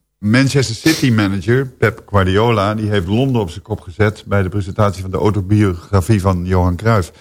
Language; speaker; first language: Dutch; native; Dutch